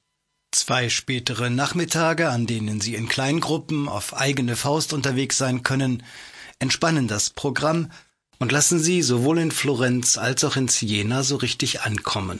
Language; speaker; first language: German; native; German